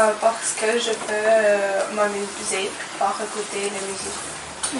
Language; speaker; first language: French; non-native, learner; Ukrainian